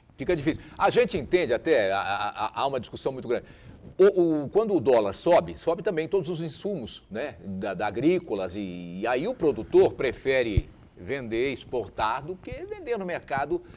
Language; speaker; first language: Portuguese; native; Portuguese